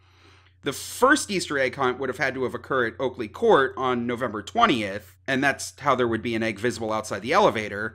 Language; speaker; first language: English; native; English